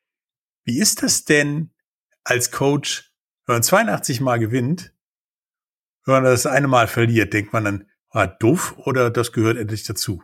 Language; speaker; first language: German; native; German